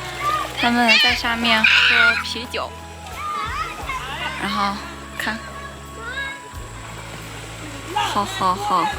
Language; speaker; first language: Chinese; non-native, learner; Vietnamese